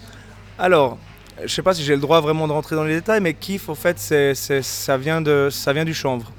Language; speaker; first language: French; native; French